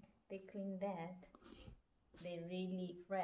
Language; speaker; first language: English; non-native, local second language; Cebuano